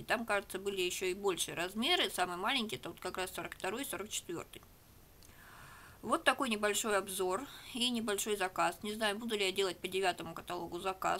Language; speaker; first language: Russian; native; Russian